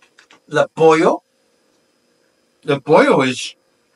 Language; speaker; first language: Spanish; non-native, learner; English